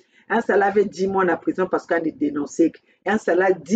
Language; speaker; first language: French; non-native, local second language; Kongo